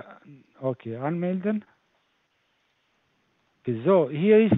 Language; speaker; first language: German; non-native, fluent; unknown